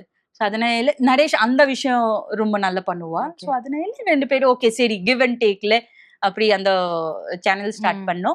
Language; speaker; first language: Tamil; non-native, local second language; Bangla